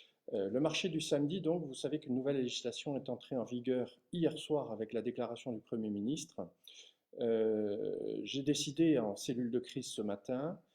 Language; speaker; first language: French; native; French